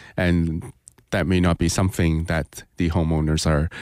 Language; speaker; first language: English; non-native, local second language; Cantonese